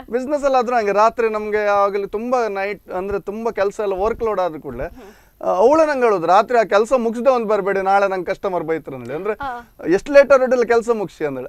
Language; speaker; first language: Kannada; non-native, local second language; Konkani